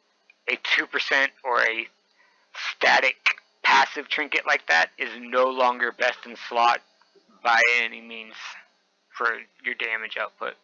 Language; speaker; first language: English; native; English